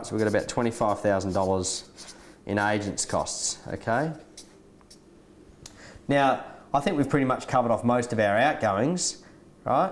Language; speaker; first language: English; native; English